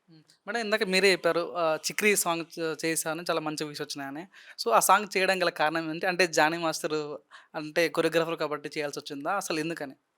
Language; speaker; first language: Telugu; native; Telugu